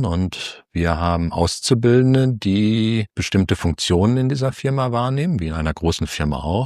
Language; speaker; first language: German; native; German